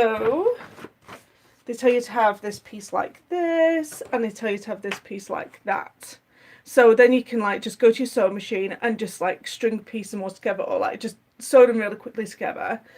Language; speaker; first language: English; native; English